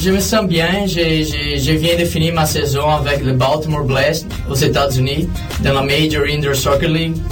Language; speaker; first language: French; non-native, fluent; Portuguese